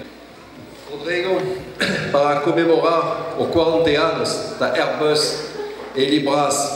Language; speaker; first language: Portuguese; non-native, fluent; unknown